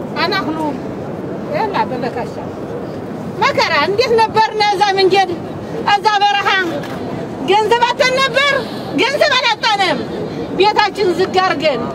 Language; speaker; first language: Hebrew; non-native, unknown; Amharic